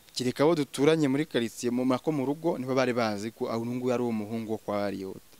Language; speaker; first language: Kinyarwanda; early bilingual, heritage; Swahili